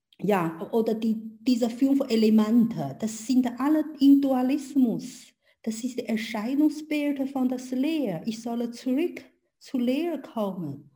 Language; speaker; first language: German; non-native, learner; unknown